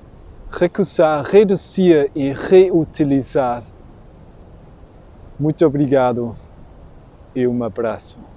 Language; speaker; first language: Portuguese; non-native, learner; German